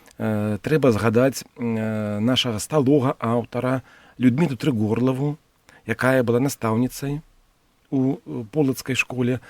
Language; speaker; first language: Belarusian; non-native, local second language; Russian